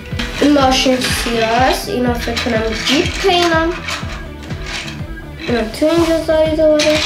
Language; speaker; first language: Persian; early bilingual, heritage; Persian